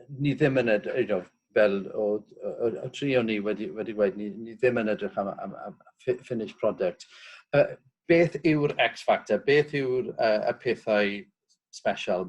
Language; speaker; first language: Welsh; non-native, local second language; English